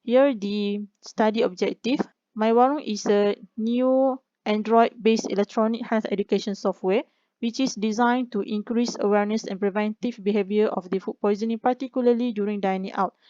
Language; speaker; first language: English; non-native, local second language; Malay